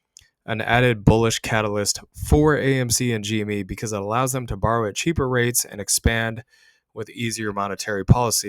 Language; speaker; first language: English; native; English